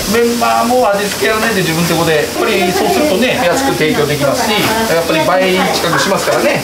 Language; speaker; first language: Japanese; native; Japanese